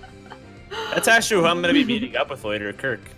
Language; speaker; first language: English; native; English